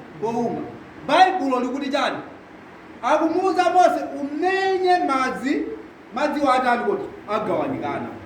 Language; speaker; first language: Nyanja; non-native, local second language; Tumbuka